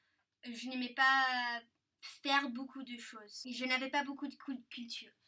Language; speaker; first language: French; early bilingual, heritage; English